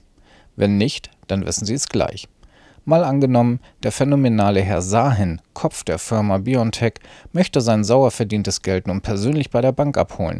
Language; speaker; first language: German; native; German